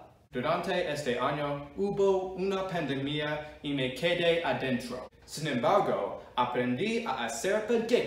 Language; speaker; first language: Spanish; non-native, learner; English